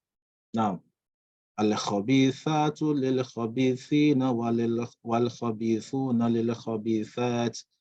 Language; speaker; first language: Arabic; non-native, fluent; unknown